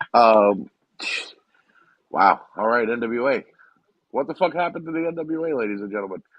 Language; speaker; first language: English; native; English